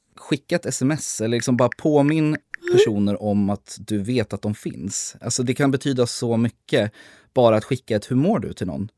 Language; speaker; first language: Swedish; native; Swedish